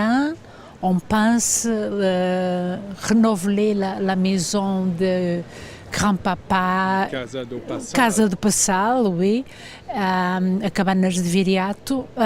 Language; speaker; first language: French; non-native, fluent; Portuguese